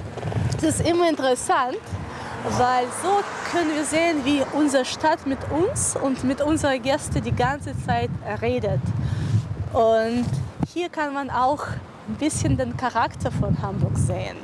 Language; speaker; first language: German; non-native, fluent; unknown